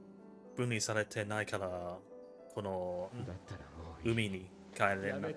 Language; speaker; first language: Japanese; non-native, learner; English